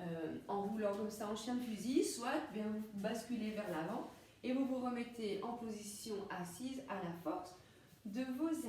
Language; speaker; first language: French; native; French